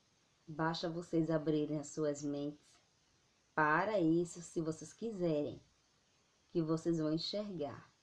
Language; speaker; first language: Portuguese; native; Portuguese